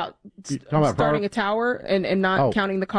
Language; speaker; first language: English; native; English